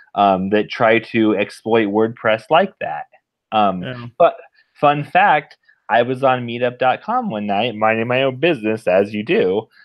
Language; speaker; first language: English; native; English